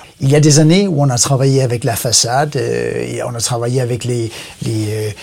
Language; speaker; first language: French; non-native, learner; Danish